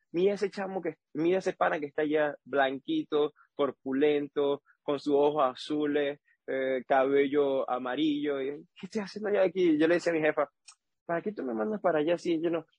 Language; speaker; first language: Spanish; native; Spanish